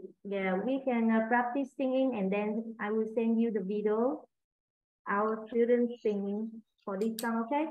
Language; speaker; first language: English; non-native, learner; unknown